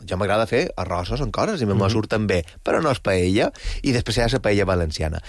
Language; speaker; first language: Catalan; native; Catalan